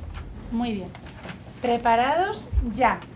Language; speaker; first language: Spanish; native; Spanish